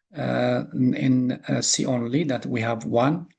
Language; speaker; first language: English; non-native, local second language; Amharic